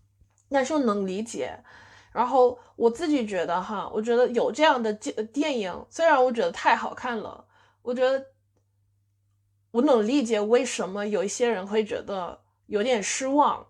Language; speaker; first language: Chinese; non-native, fluent; English